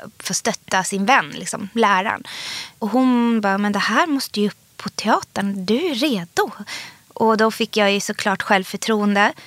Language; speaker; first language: Swedish; early bilingual, other home language; Persian